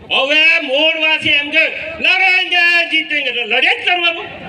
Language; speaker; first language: Gujarati; non-native, local second language; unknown